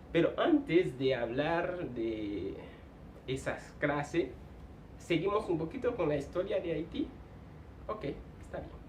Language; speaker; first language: Spanish; non-native, fluent; Haitian Creole